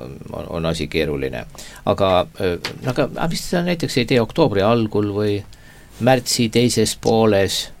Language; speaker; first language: Estonian; native; Estonian